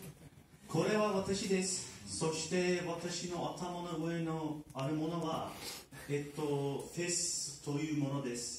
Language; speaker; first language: Japanese; non-native, learner; Turkish